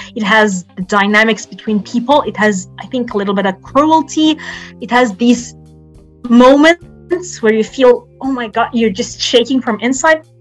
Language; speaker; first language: English; non-native, fluent; Arabic